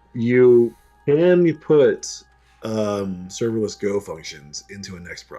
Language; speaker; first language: English; native; English